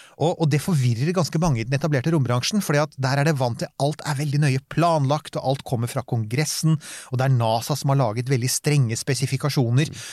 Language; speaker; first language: Norwegian; native; Norwegian